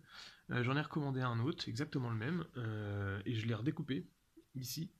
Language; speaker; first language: French; native; French